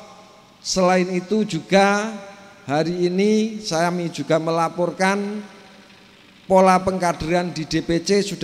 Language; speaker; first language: Indonesian; native; Indonesian